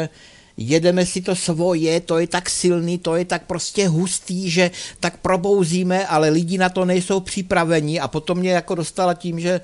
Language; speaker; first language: Czech; native; Czech